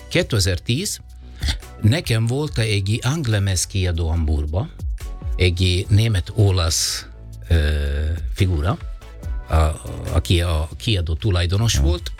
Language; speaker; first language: Hungarian; non-native, learner; Italian